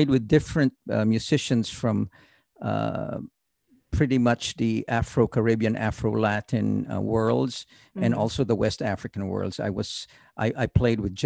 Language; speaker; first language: English; early bilingual, other home language; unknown